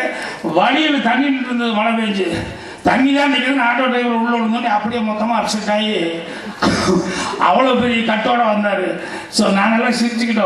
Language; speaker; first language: Tamil; native; Tamil